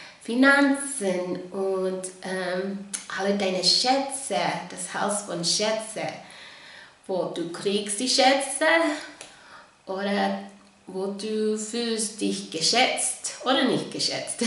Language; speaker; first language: German; non-native, fluent; English